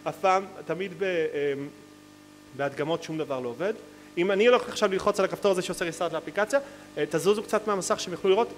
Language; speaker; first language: Hebrew; native; Hebrew